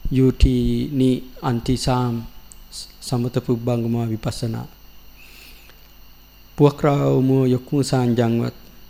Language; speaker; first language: Thai; non-native, learner; Sinhala